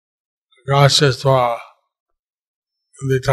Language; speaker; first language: Spanish; non-native, learner; English